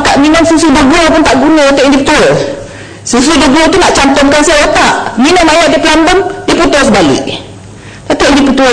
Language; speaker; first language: Malay; native; Malay